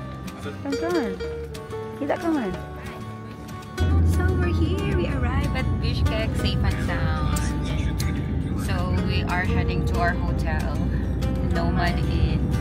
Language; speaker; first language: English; non-native, local second language; Filipino